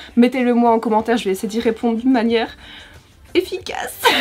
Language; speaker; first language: French; native; French